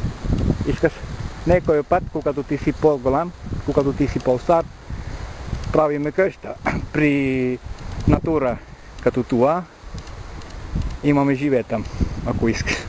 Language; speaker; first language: Bulgarian; non-native, learner; Finnish